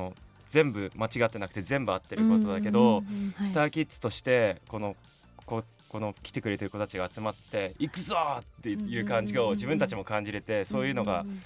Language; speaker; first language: Japanese; native; Japanese